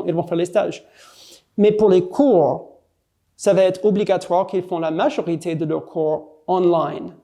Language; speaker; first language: French; non-native, fluent; English